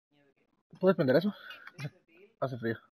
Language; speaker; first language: Spanish; early bilingual, heritage; Spanish